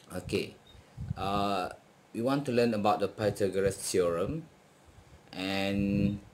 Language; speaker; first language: English; non-native, local second language; Malay